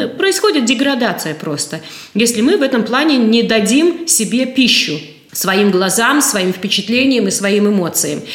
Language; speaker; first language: Russian; native; Russian